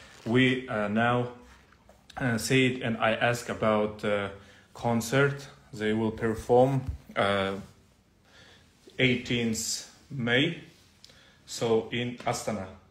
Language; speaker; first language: English; non-native, learner; Kazakh